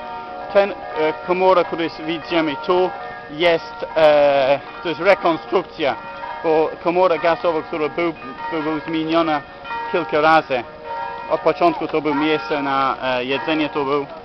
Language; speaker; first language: Polish; non-native, learner; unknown